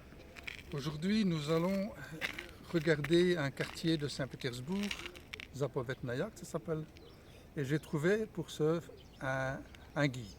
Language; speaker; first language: French; native; French